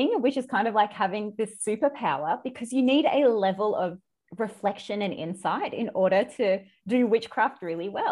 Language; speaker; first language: English; native; English